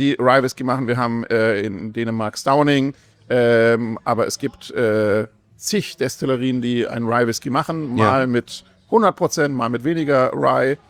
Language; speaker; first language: German; native; German